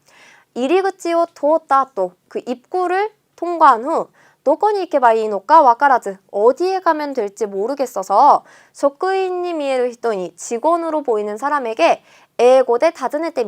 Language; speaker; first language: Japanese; non-native, fluent; Korean